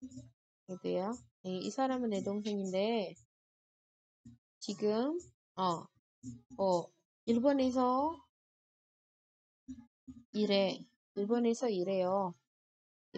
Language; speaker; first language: Korean; non-native, fluent; Indonesian